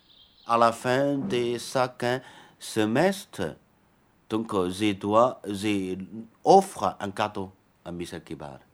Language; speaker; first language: French; non-native, learner; Chinese